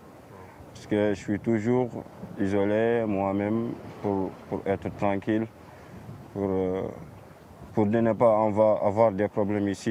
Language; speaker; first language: French; non-native, fluent; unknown